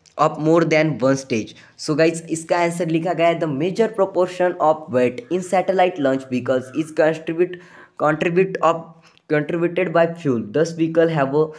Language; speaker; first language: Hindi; non-native, local second language; Marathi